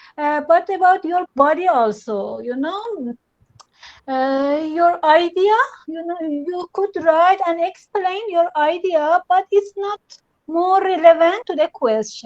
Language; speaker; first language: English; non-native, learner; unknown